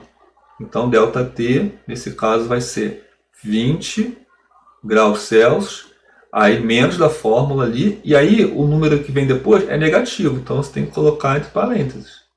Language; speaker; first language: Portuguese; native; Portuguese